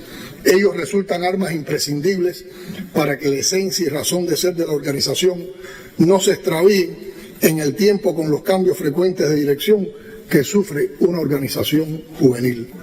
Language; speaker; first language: Spanish; native; Spanish